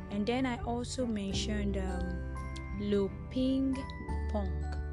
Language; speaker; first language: English; non-native, local second language; Yoruba